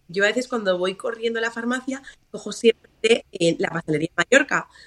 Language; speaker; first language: Spanish; native; Spanish